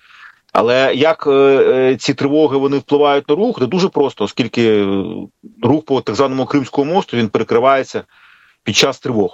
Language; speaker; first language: Ukrainian; native; Ukrainian